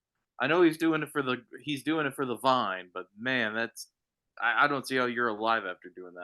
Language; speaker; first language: English; native; English